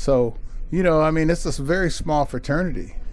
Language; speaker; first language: English; native; English